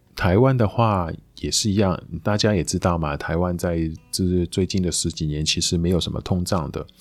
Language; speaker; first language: Chinese; non-native, local second language; Cantonese